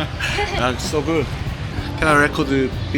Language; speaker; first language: English; non-native, learner; Korean